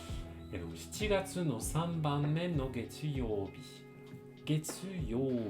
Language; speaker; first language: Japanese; non-native, fluent; French